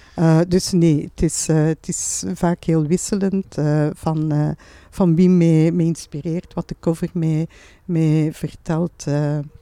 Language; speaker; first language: Dutch; native; Dutch